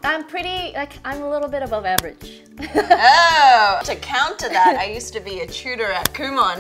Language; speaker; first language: English; native; English